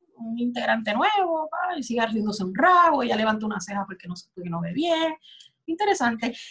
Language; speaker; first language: Spanish; native; Spanish